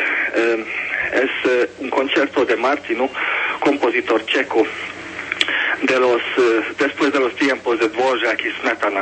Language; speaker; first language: Spanish; non-native, fluent; Hungarian